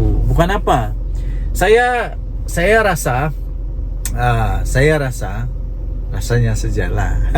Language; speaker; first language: Malay; native; Malay